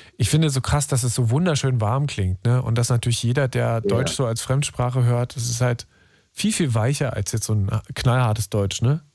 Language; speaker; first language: German; native; German